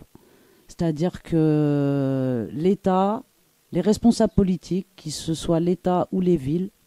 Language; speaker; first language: French; native; French